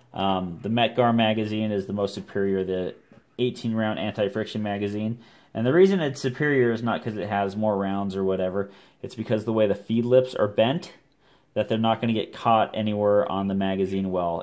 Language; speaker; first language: English; native; English